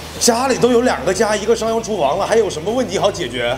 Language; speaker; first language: Chinese; native; Chinese